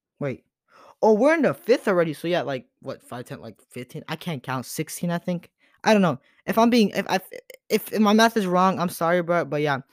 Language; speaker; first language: English; early bilingual, other home language; Spanish